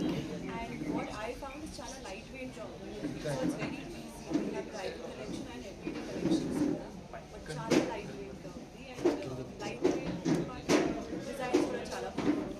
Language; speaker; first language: Telugu; non-native, learner; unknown